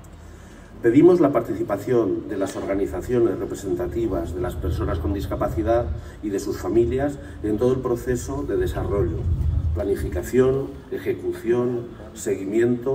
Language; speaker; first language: Spanish; native; Spanish